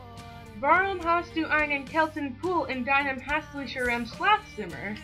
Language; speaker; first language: German; non-native, learner; English